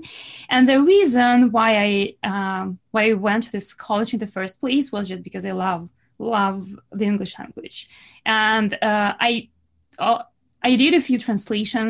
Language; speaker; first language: English; non-native, fluent; Russian